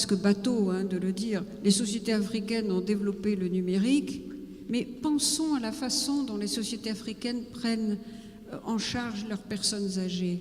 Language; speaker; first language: French; native; French